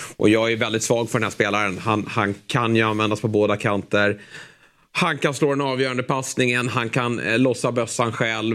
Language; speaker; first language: Swedish; native; Swedish